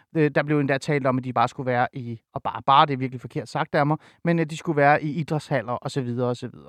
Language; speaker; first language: Danish; early bilingual, other home language; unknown